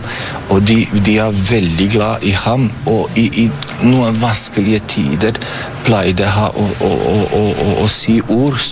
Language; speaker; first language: Norwegian; non-native, fluent; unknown